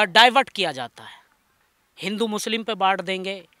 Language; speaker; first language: Hindi; native; Hindi